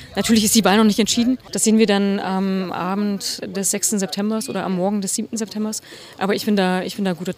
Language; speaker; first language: German; native; German